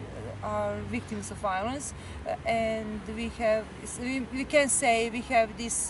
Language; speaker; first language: English; non-native, learner; Serbian